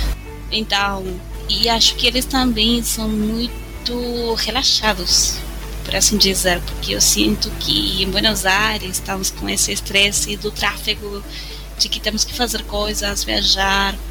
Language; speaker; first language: Portuguese; non-native, fluent; Spanish